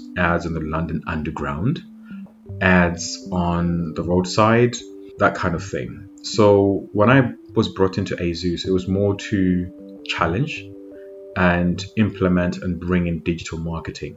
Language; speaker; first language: English; non-native, local second language; Shona